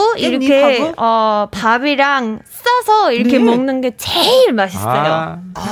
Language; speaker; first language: Korean; non-native, fluent; Spanish